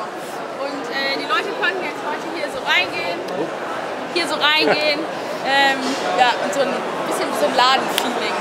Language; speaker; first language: German; native; German